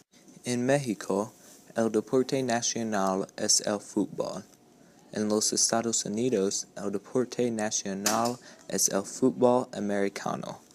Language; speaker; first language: Spanish; non-native, learner; English